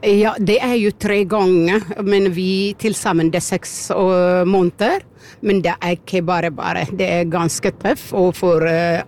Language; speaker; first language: Norwegian; non-native, fluent; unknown